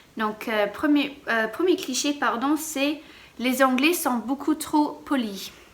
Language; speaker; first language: French; non-native, fluent; English